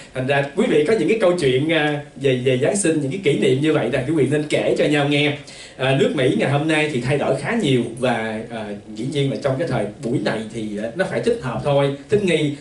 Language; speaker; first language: Vietnamese; native; Vietnamese